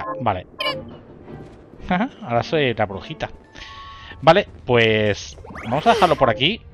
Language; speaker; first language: Spanish; native; Spanish